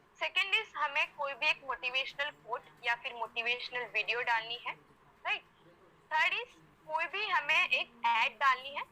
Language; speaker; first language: Hindi; non-native, local second language; Gujarati